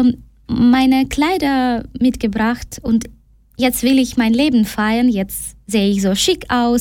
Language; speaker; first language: German; non-native, fluent; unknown